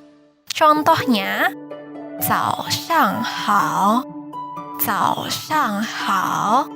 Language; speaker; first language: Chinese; non-native, fluent; Indonesian